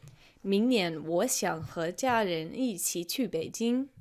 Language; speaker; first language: Chinese; non-native, fluent; English